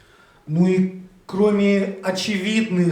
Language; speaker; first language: Russian; native; Russian